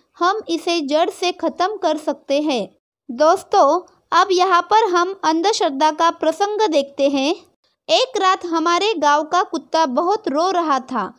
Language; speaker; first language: Hindi; non-native, local second language; Marathi